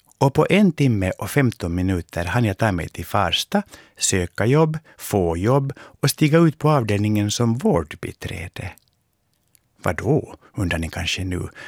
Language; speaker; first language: Swedish; native; Swedish